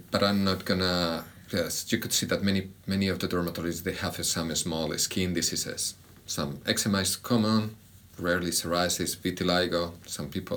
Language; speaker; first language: English; non-native, fluent; Spanish